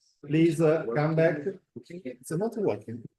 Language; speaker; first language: English; non-native, fluent; Italian